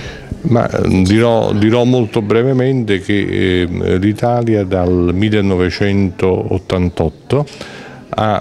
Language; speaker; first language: Italian; native; Italian